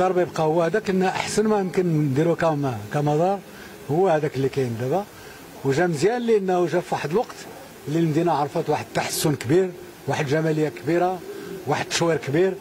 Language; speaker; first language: Arabic; native; Arabic